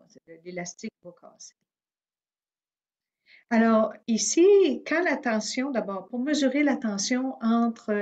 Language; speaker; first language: French; native; French